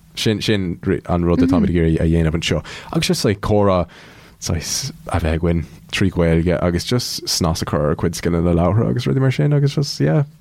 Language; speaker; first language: Irish; non-native, local second language; English